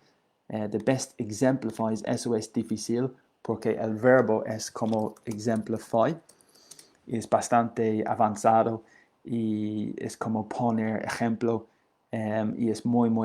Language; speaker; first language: Spanish; non-native, learner; English